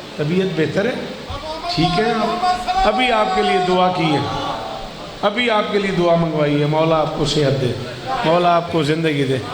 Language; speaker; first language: Urdu; non-native, local second language; Punjabi